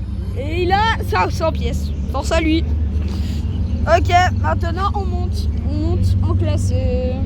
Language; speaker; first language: French; native; French